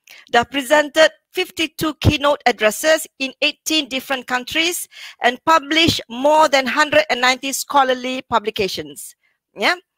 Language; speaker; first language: English; non-native, local second language; Malay